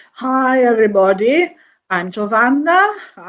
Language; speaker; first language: English; non-native, fluent; Italian